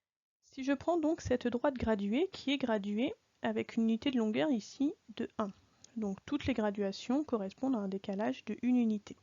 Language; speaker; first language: French; native; French